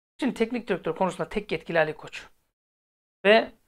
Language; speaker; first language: Turkish; native; Turkish